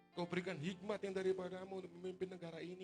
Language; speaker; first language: Indonesian; native; Indonesian